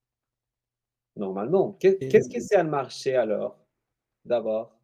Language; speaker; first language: French; non-native, fluent; Spanish